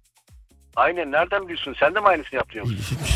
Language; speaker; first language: Turkish; early bilingual, other home language; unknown